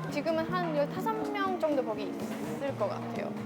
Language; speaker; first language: Korean; non-native, fluent; Estonian